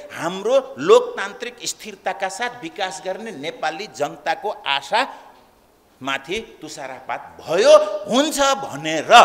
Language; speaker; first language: Nepali; native; Nepali